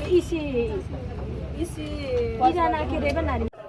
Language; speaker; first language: Japanese; non-native, learner; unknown